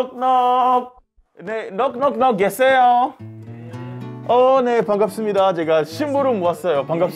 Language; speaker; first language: Korean; non-native, learner; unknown